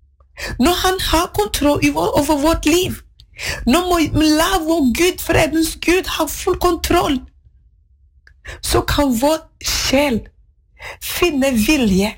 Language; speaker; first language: Norwegian; non-native, fluent; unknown